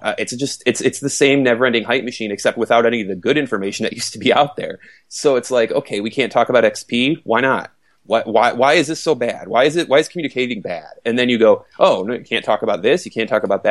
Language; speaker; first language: English; native; English